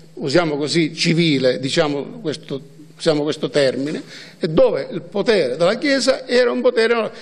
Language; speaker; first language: Italian; native; Italian